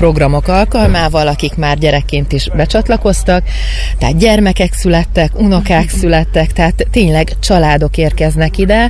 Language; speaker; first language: Hungarian; native; Hungarian